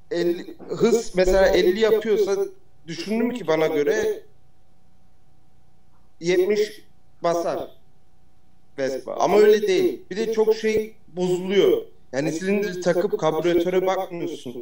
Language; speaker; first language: Turkish; early bilingual, heritage; Turkish